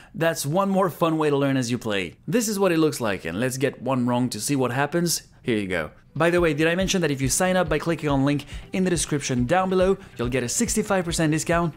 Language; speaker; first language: English; non-native, fluent; Japanese